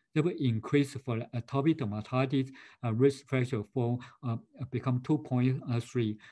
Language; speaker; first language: English; non-native, fluent; Chinese